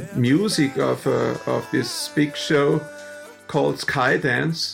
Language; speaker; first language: English; non-native, fluent; German